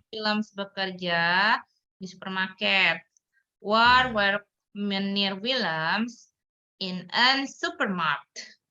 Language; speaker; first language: Dutch; non-native, learner; Indonesian